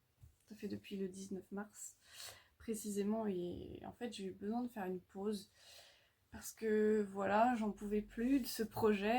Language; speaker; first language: French; native; French